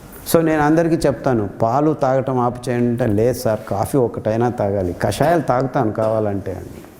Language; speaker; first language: Telugu; native; Telugu